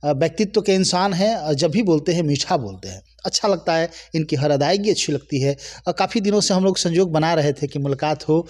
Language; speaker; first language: Hindi; native; Hindi